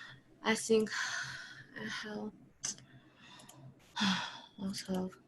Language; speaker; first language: English; non-native, learner; Chinese